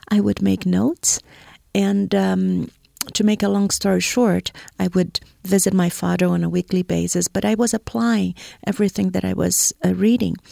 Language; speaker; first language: English; non-native, fluent; Portuguese